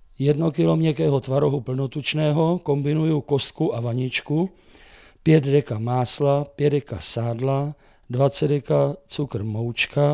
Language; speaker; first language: Czech; native; Czech